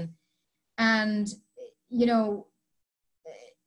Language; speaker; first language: English; native; English